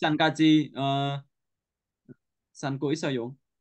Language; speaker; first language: Korean; non-native, learner; Vietnamese